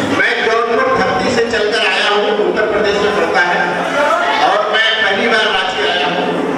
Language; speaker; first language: Hindi; native; Hindi